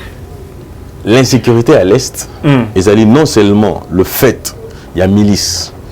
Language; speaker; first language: French; non-native, local second language; Lingala